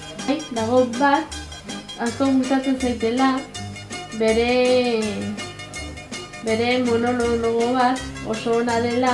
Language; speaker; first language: Basque; non-native, local second language; Spanish